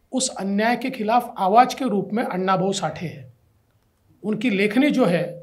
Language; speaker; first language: Hindi; non-native, local second language; Marathi